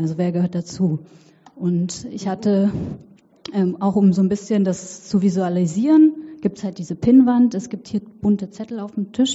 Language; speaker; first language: German; native; German